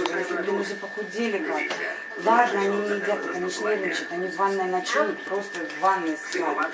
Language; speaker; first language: Russian; native; Russian